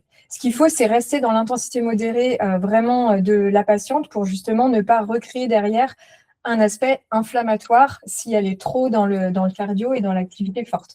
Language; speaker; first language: French; native; French